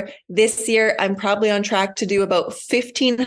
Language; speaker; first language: English; native; English